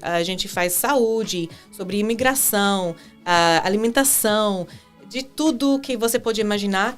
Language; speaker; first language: Portuguese; non-native, fluent; English